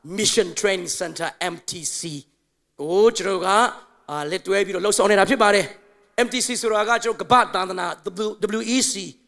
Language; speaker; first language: Burmese; non-native, local second language; Tedim Chin